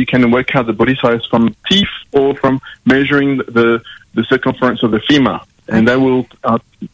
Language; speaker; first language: English; non-native, fluent; French